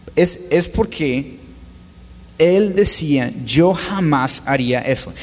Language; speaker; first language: Spanish; non-native, fluent; English